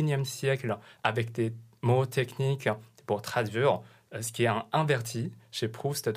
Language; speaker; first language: French; non-native, fluent; Chinese